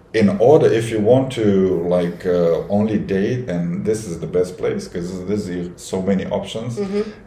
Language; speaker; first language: English; non-native, fluent; Romanian